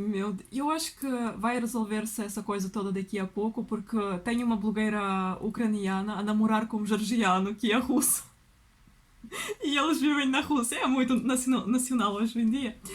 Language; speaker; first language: Portuguese; non-native, fluent; Russian